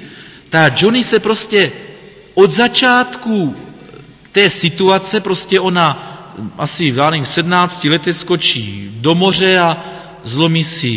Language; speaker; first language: Czech; native; Czech